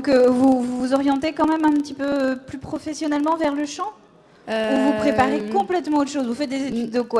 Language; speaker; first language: French; native; French